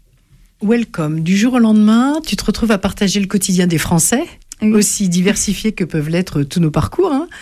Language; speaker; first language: French; native; French